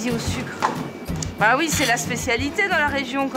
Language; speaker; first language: French; native; French